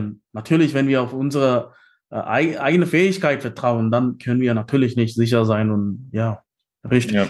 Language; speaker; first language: German; non-native, fluent; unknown